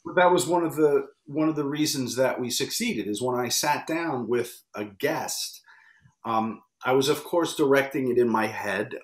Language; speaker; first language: English; native; English